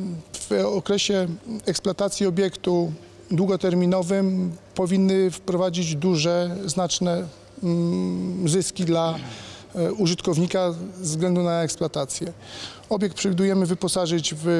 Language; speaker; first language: Polish; native; Polish